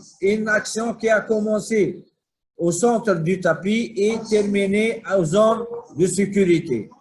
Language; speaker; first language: French; non-native, fluent; Arabic